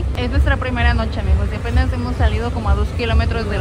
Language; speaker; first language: Spanish; native; Spanish